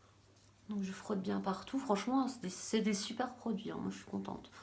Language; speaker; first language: French; native; French